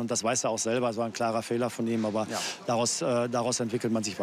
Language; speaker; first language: German; native; German